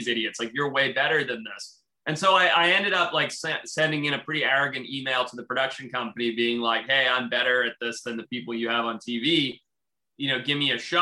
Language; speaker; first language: English; native; English